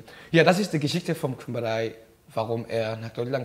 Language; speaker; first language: German; non-native, learner; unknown